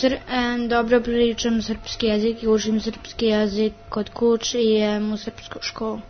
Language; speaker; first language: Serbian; early bilingual, heritage; Serbian